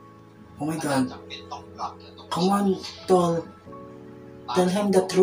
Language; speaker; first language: English; non-native, local second language; Filipino